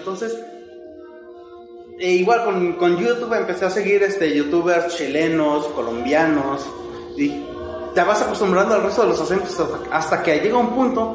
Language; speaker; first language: Spanish; native; Spanish